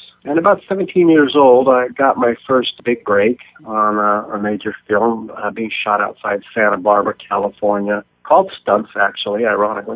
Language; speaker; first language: English; native; English